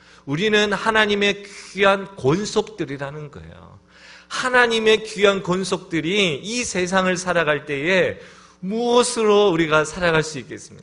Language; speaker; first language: Korean; native; Korean